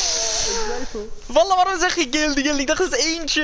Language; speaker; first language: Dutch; early bilingual, other home language; Turkish